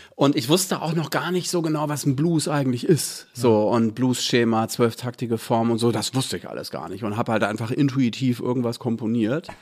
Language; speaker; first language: German; native; German